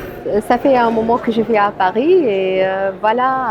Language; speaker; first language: French; non-native, local second language; Arabic